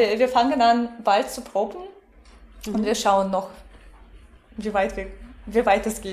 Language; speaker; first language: German; non-native, fluent; Russian